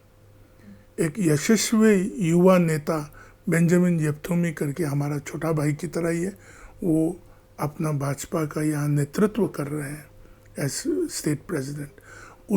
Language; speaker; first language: Hindi; non-native, local second language; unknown